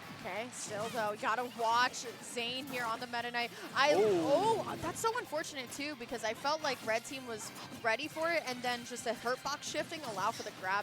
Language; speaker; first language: English; native; English